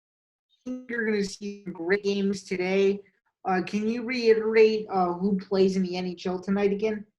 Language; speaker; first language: English; native; English